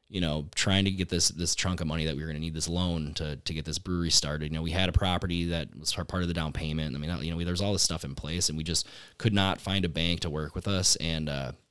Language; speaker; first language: English; native; English